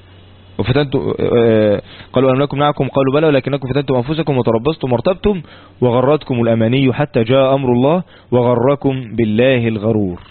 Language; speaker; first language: Arabic; native; Arabic